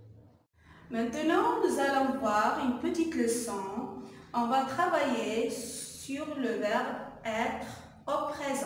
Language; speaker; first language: French; non-native, local second language; Arabic